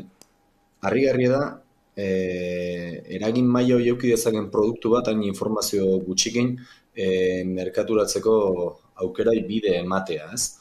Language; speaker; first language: Basque; native; Basque